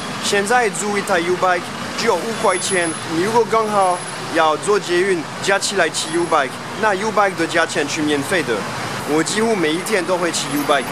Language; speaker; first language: Chinese; non-native, fluent; French